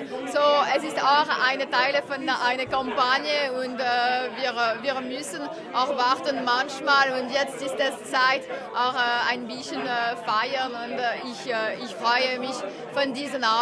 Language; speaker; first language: German; non-native, local second language; French